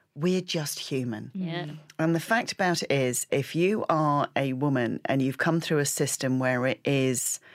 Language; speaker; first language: English; native; English